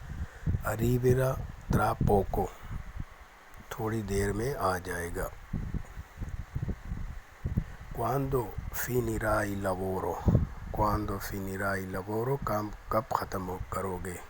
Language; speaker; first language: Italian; non-native, learner; Urdu